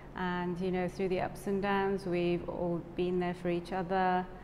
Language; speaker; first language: English; native; English